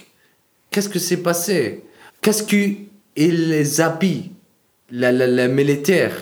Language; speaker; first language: French; non-native, learner; Arabic